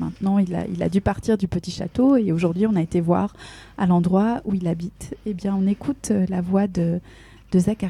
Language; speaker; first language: French; native; French